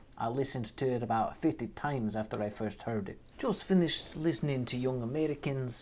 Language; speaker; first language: English; native; English